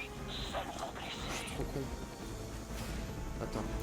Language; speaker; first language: French; native; French